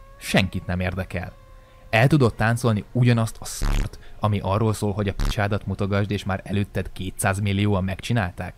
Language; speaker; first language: Hungarian; native; Hungarian